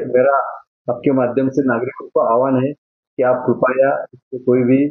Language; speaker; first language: Hindi; non-native, local second language; Marathi